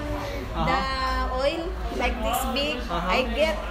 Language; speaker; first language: English; non-native, local second language; Filipino